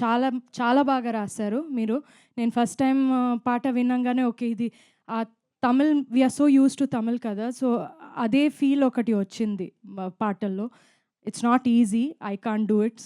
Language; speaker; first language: Telugu; non-native, fluent; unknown